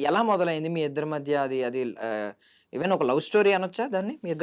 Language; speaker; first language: Telugu; native; Telugu